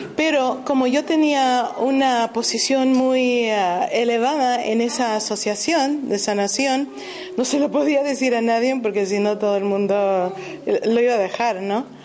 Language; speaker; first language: Spanish; early bilingual, heritage; Spanish